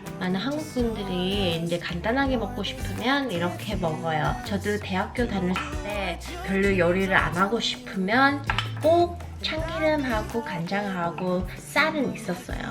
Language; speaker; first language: Korean; early bilingual, heritage; Korean